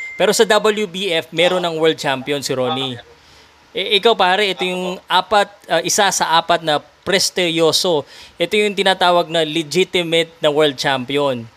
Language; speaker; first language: Filipino; native; Filipino